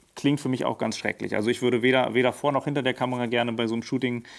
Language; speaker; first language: German; native; German